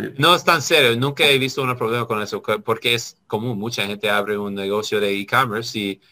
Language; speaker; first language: Spanish; non-native, learner; English